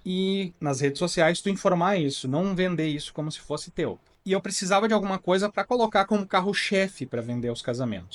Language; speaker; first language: Portuguese; native; Portuguese